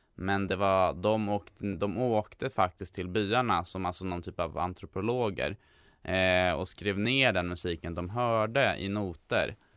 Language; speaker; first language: Swedish; native; Swedish